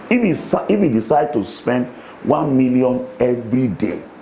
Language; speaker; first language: English; non-native, local second language; Yoruba